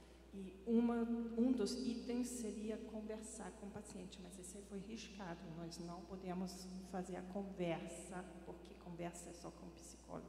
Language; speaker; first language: Portuguese; non-native, fluent; German